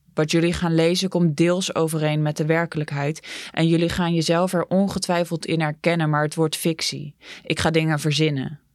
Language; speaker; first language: Dutch; native; Dutch